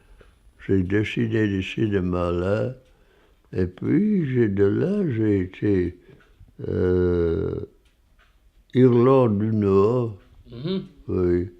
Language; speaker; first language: French; non-native, fluent; English